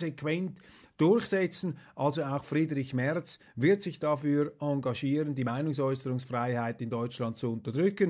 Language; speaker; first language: German; native; German